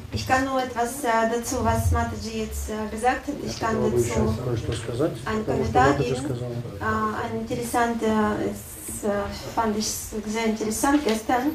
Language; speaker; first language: German; non-native, learner; Russian